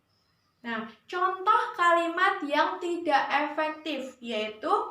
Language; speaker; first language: Indonesian; native; Indonesian